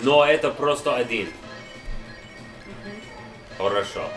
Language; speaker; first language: Russian; non-native, learner; English